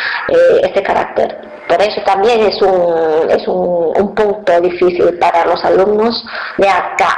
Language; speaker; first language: Spanish; non-native, fluent; Chinese